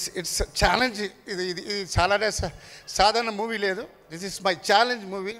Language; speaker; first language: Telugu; non-native, fluent; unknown